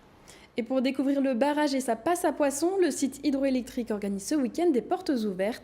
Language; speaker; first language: French; native; French